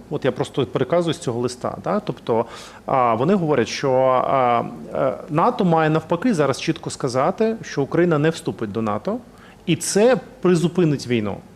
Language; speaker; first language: Ukrainian; native; Ukrainian